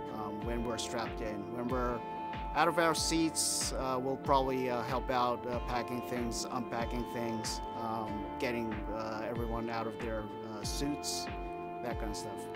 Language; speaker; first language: English; non-native, fluent; Japanese